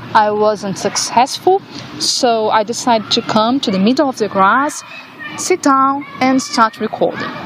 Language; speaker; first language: English; non-native, fluent; Portuguese